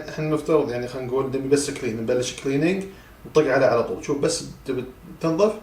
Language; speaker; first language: Arabic; native; Arabic